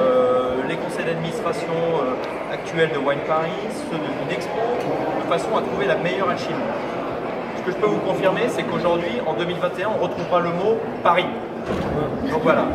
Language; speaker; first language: French; native; French